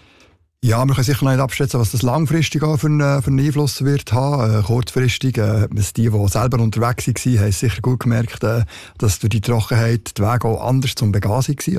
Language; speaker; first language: German; native; German